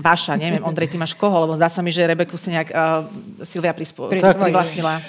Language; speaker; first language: Slovak; native; Slovak